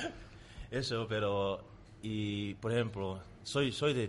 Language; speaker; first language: Spanish; non-native, learner; Tongan